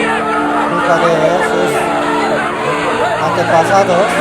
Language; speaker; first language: Spanish; non-native, learner; Korean